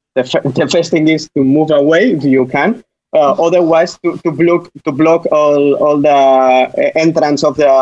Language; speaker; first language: English; non-native, fluent; Spanish